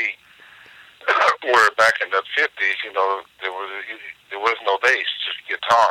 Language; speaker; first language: English; native; English